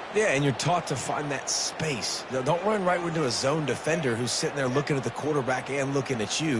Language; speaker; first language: English; native; English